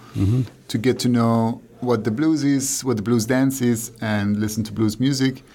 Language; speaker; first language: English; non-native, fluent; Persian